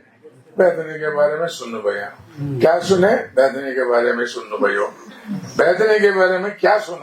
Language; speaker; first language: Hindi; non-native, learner; Nepali